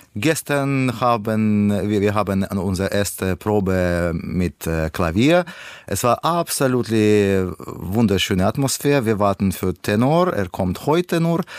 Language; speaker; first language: German; non-native, learner; Russian